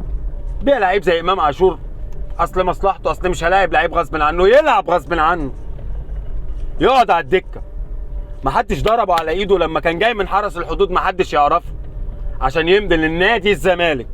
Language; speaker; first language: Arabic; native; Arabic